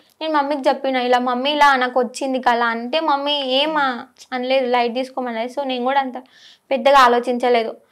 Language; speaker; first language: Telugu; non-native, local second language; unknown